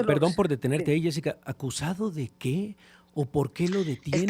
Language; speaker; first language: Spanish; native; Spanish